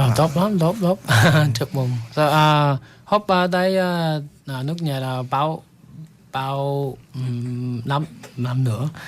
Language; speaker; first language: Vietnamese; non-native, learner; English